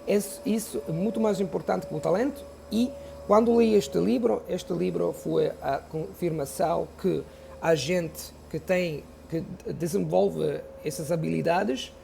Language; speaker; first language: Portuguese; non-native, fluent; Italian